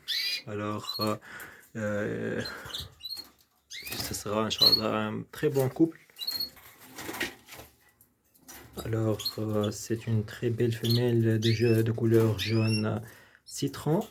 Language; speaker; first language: French; non-native, local second language; Arabic